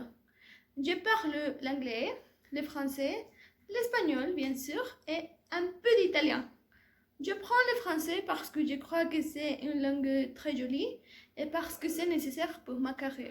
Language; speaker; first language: French; non-native, learner; Spanish